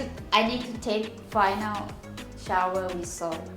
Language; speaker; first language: English; non-native, learner; Thai